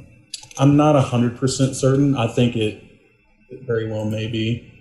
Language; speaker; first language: English; native; English